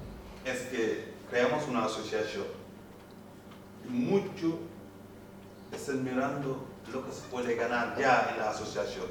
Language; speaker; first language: Spanish; non-native, fluent; Fula